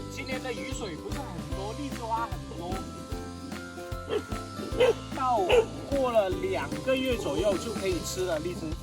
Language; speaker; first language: Chinese; non-native, local second language; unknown